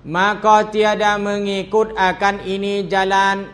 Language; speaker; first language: Malay; non-native, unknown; Thai